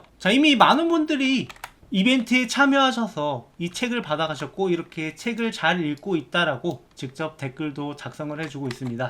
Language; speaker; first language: Korean; native; Korean